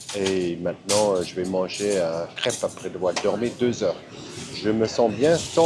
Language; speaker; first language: French; non-native, fluent; English